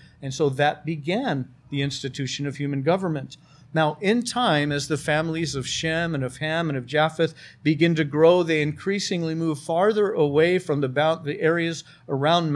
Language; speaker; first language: English; native; English